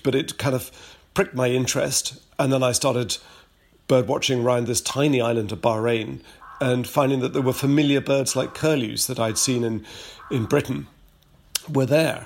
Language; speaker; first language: English; native; English